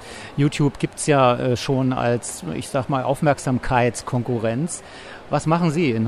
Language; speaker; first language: German; native; German